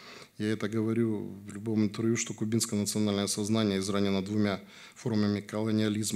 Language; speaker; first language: Russian; native; Russian